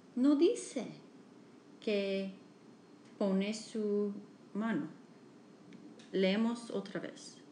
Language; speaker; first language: Spanish; non-native, learner; English